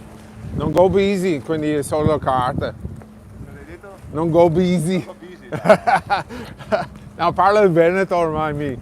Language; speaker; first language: Italian; non-native, fluent; English